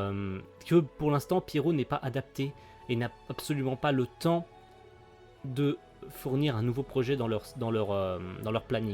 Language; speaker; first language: French; native; French